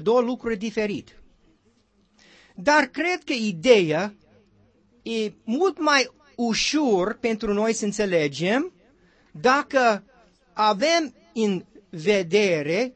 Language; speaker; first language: Romanian; non-native, learner; English